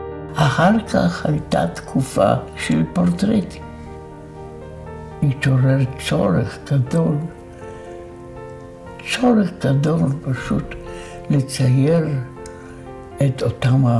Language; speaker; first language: Hebrew; non-native, fluent; Polish